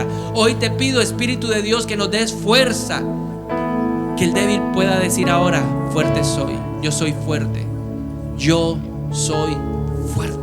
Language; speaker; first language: Spanish; native; Spanish